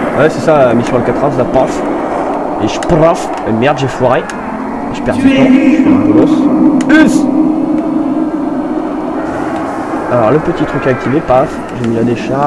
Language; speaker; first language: French; native; French